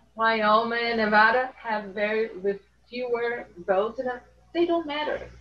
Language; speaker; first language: English; non-native, fluent; Portuguese